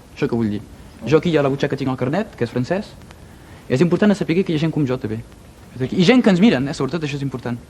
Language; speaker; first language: Catalan; native; Catalan